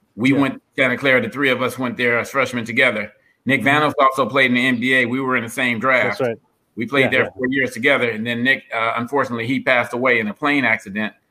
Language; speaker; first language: English; native; English